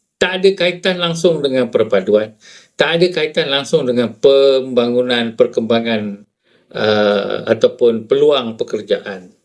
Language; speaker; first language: Malay; native; Malay